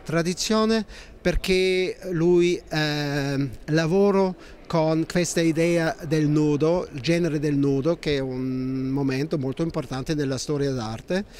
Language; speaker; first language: Italian; non-native, fluent; German